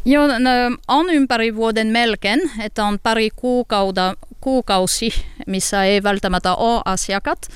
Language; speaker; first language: Finnish; non-native, learner; French